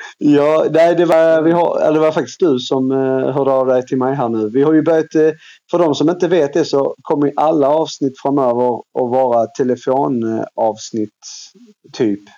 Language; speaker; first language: Swedish; native; Swedish